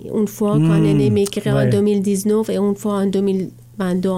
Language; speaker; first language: French; non-native, learner; Persian